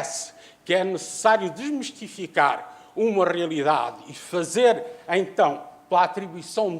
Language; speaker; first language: Portuguese; native; Portuguese